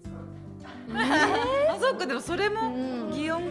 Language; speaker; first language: Japanese; native; Japanese